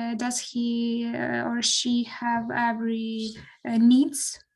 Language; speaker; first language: English; non-native, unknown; Ukrainian